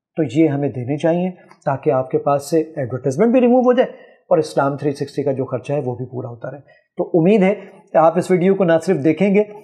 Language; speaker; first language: Urdu; native; Urdu